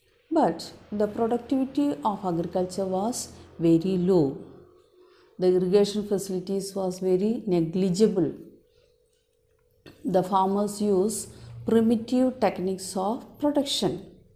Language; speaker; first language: English; non-native, local second language; Malayalam